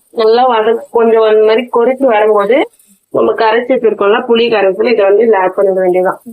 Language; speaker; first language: Tamil; native; Tamil